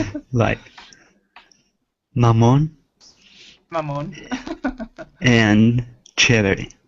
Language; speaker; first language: English; non-native, learner; Arabic